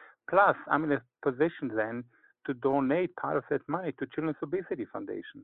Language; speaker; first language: English; non-native, fluent; Hebrew